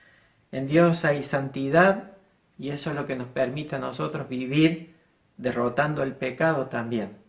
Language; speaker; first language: Spanish; native; Spanish